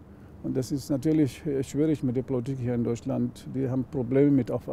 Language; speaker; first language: German; non-native, fluent; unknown